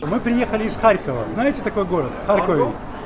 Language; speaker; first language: Russian; native; Russian